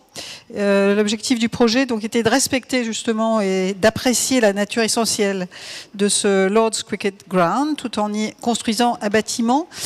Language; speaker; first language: French; native; French